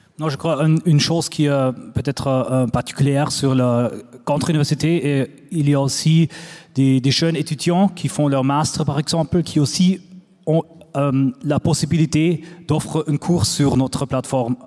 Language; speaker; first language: French; non-native, fluent; German